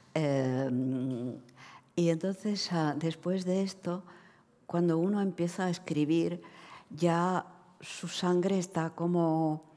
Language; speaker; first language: Spanish; non-native, fluent; Czech